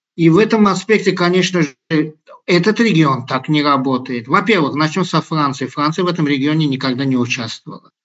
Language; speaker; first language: Russian; non-native, local second language; Azerbaijani